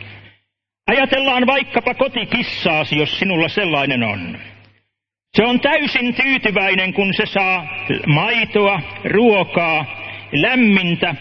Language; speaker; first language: Finnish; native; Finnish